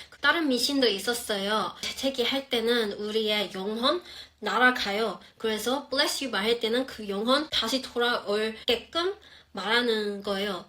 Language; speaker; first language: Korean; non-native, fluent; English